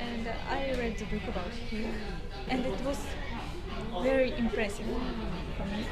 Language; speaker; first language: English; non-native, learner; Russian